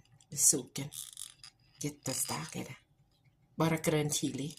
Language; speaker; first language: Swedish; non-native, learner; Thai